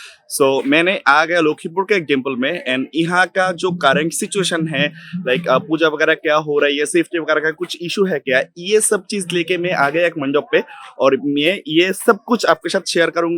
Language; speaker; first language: Hindi; non-native, learner; Bangla